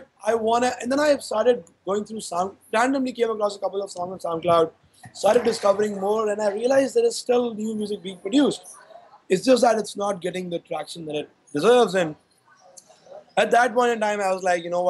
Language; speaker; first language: English; non-native, local second language; Urdu